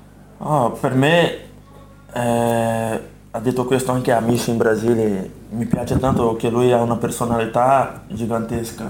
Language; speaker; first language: Italian; non-native, fluent; Portuguese